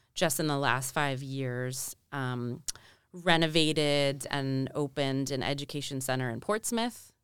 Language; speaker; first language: English; native; English